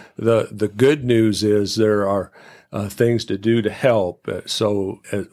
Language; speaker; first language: English; native; English